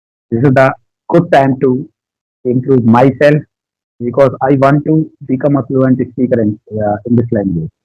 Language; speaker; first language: English; non-native, learner; Hindi